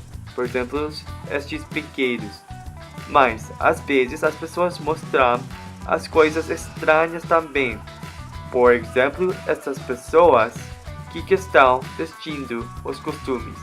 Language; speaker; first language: Portuguese; non-native, learner; English